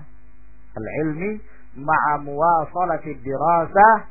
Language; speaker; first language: Arabic; non-native, fluent; Indonesian